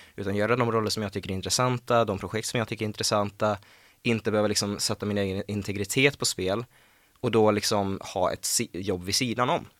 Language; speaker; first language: Swedish; native; Swedish